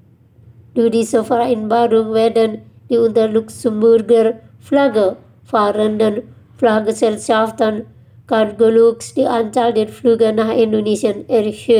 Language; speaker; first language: German; non-native, fluent; Indonesian